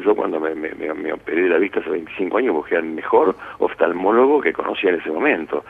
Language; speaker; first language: Spanish; early bilingual, other home language; Italian